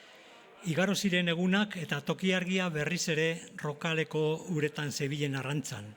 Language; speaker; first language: Basque; non-native, local second language; Spanish